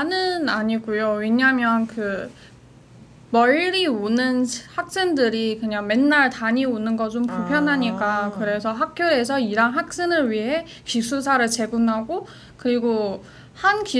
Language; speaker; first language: Korean; non-native, fluent; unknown